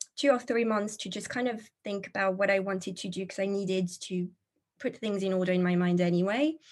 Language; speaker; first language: English; non-native, fluent; French